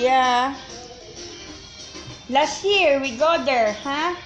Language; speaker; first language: English; non-native, learner; Filipino